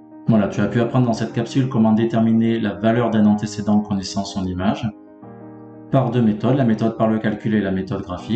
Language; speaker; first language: French; native; French